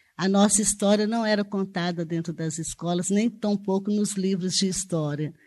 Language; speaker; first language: Portuguese; native; Portuguese